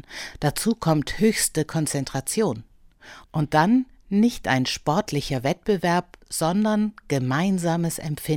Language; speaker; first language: German; native; German